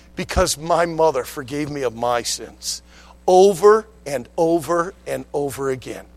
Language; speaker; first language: English; native; English